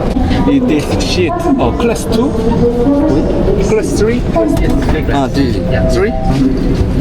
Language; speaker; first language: English; non-native, learner; Korean